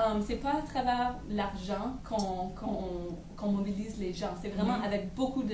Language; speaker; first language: French; native; French